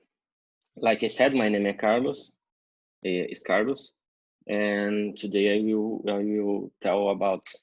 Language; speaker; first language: English; non-native, learner; Portuguese